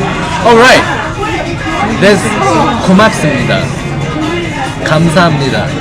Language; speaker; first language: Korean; non-native, learner; English